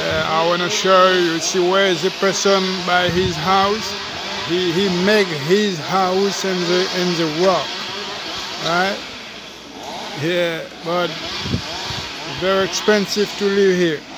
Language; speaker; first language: English; non-native, fluent; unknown